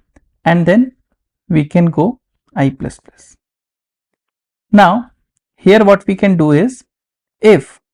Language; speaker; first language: English; non-native, local second language; Hindi